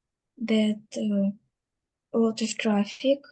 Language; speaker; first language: English; non-native, learner; Russian